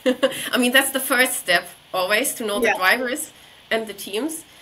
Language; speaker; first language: English; non-native, fluent; German